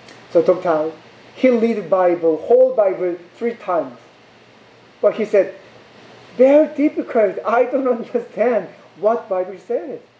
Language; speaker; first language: English; non-native, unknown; Korean